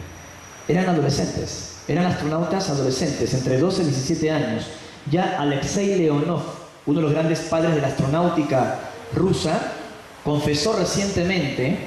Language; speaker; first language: Spanish; native; Spanish